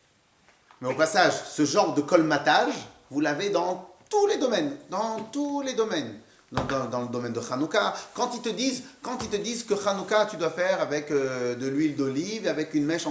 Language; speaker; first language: French; native; French